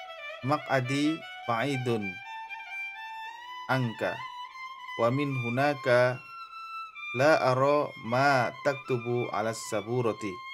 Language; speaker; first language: Arabic; non-native, fluent; Indonesian